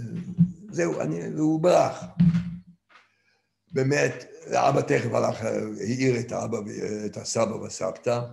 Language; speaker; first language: Hebrew; non-native, fluent; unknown